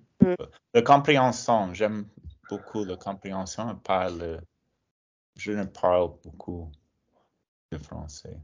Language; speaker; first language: French; non-native, learner; English